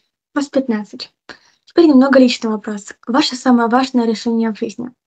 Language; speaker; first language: Russian; native; Russian